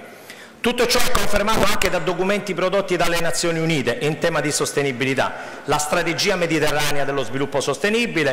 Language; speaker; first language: Italian; native; Italian